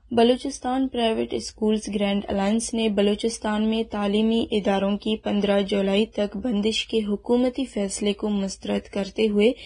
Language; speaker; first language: Urdu; non-native, local second language; Baluchi